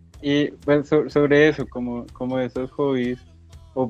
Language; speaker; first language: Spanish; native; Spanish